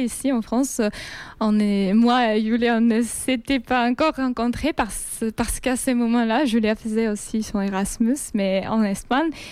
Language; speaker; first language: French; non-native, fluent; Georgian